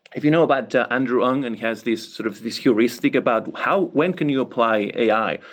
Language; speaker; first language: English; non-native, fluent; Catalan